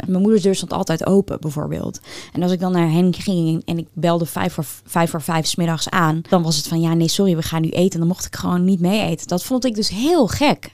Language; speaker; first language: Dutch; early bilingual, other home language; Turkish